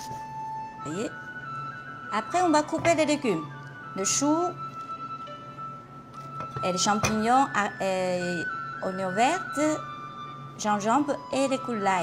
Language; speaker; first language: French; non-native, fluent; Chinese